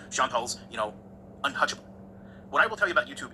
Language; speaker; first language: English; native; English